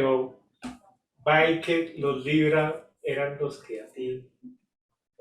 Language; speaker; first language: Spanish; native; Spanish